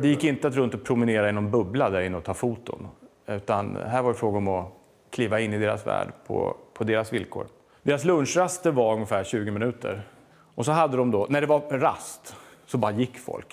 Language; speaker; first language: Swedish; native; Swedish